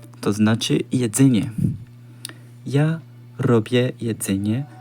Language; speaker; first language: Polish; non-native, learner; Portuguese